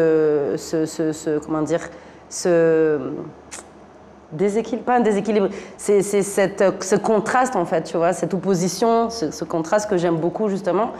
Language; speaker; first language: French; native; French